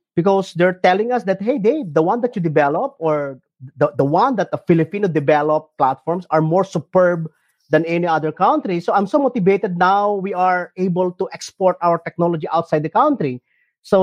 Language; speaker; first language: English; non-native, local second language; Iloko